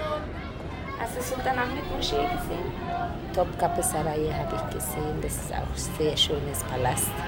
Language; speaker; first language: German; non-native, learner; Turkish